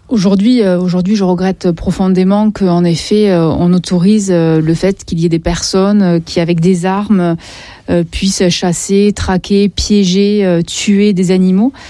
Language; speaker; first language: French; native; French